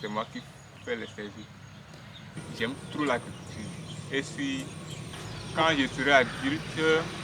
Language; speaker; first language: French; non-native, local second language; Fon